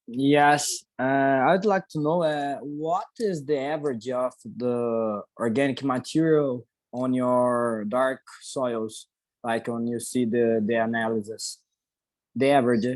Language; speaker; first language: English; non-native, learner; Portuguese